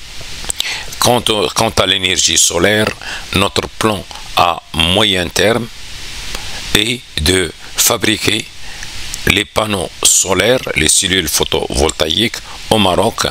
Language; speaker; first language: French; non-native, local second language; Arabic